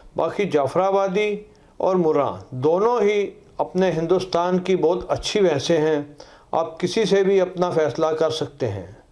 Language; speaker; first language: Hindi; non-native, local second language; Punjabi